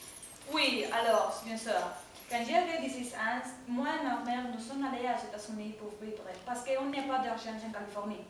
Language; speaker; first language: French; non-native, learner; Spanish